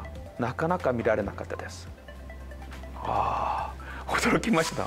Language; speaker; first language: Japanese; non-native, fluent; Korean